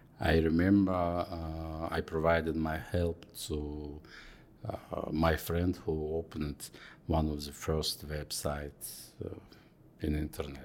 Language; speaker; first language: English; non-native, fluent; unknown